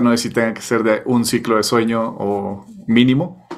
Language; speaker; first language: Spanish; native; Spanish